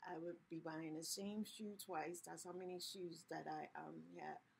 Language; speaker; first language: English; native; English